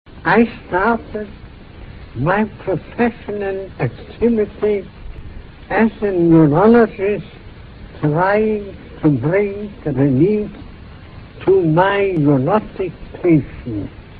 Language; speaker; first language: English; non-native, fluent; German